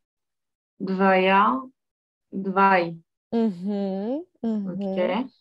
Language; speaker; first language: Russian; non-native, learner; French